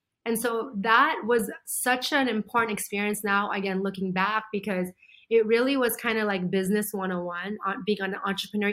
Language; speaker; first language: English; native; English